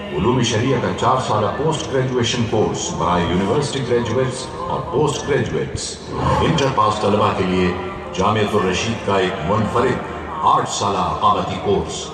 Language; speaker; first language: Urdu; native; Urdu